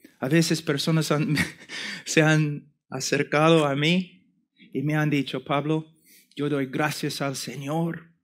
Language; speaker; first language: Spanish; non-native, fluent; English